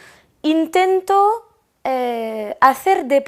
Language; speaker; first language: Spanish; non-native, fluent; French